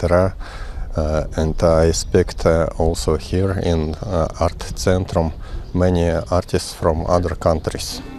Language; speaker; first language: English; non-native, learner; Russian